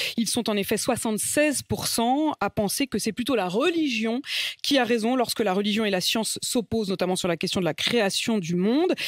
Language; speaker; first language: French; native; French